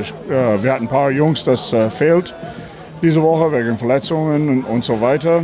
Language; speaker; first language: German; non-native, fluent; English